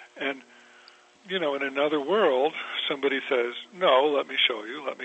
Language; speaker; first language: English; native; English